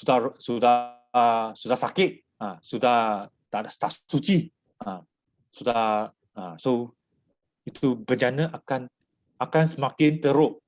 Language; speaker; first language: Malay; non-native, local second language; Chinese